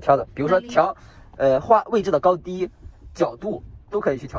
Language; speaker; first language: Chinese; native; Chinese